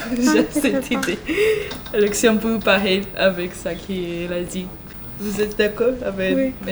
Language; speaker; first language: French; non-native, learner; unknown